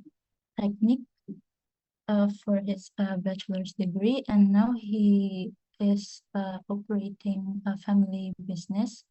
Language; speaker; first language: English; non-native, fluent; Indonesian